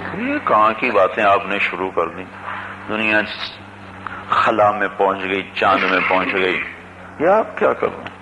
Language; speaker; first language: Urdu; non-native, local second language; Punjabi